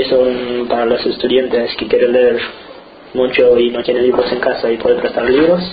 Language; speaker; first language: Spanish; non-native, fluent; Romanian